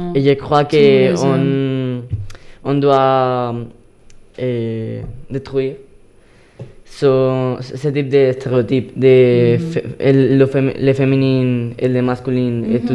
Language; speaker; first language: French; non-native, learner; Spanish